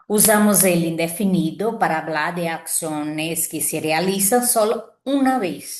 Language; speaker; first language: Spanish; non-native, fluent; Portuguese